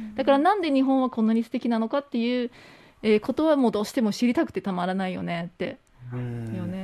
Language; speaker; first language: Japanese; non-native, fluent; English